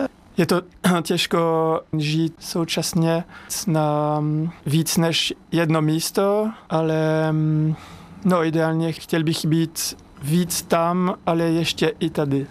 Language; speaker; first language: Czech; non-native, fluent; French